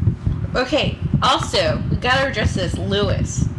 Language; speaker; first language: English; native; English